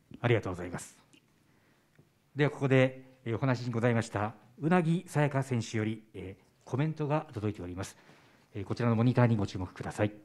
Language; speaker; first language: Japanese; native; Japanese